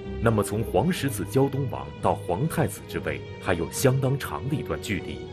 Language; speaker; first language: Chinese; native; Chinese